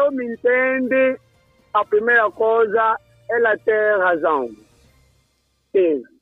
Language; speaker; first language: Portuguese; non-native, local second language; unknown